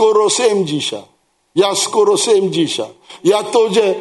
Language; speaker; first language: Russian; non-native, learner; Korean